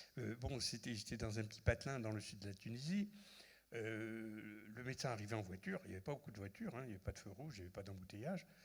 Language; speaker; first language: French; non-native, local second language; Arabic